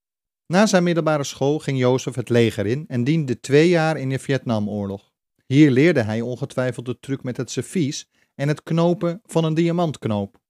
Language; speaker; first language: Dutch; native; Dutch